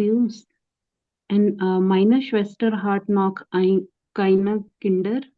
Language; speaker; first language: German; non-native, learner; Hindi